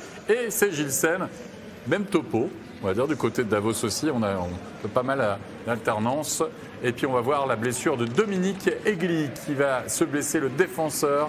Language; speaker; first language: French; native; French